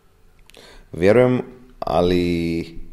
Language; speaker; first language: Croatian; non-native, fluent; Italian